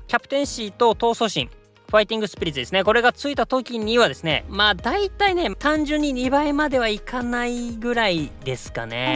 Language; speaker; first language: Japanese; native; Japanese